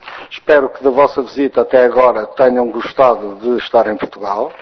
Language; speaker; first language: Portuguese; native; Portuguese